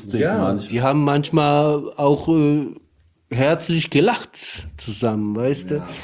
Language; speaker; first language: German; non-native, learner; Polish